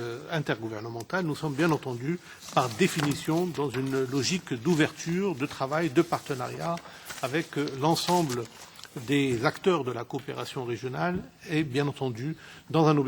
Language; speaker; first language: French; non-native, local second language; Arabic